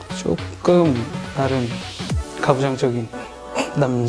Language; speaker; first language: Korean; native; Korean